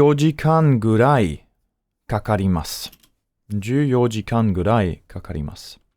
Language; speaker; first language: Japanese; non-native, learner; English